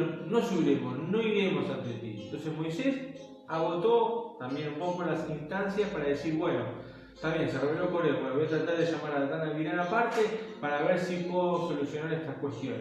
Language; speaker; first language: Spanish; native; Spanish